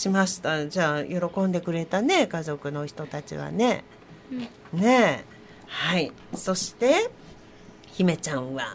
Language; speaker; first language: Japanese; native; Japanese